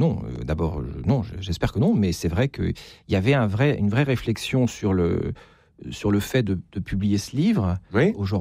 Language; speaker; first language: French; native; French